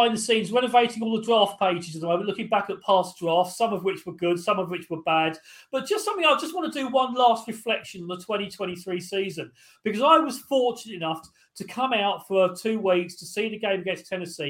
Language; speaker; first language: English; native; English